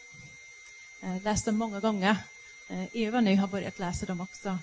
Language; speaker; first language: Swedish; non-native, fluent; English